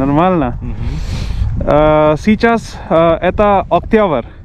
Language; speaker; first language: Russian; non-native, learner; Hindi